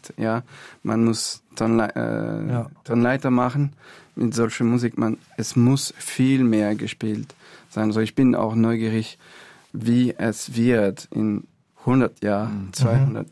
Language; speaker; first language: German; non-native, fluent; French